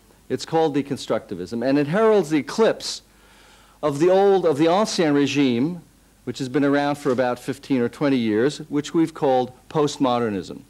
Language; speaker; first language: English; native; English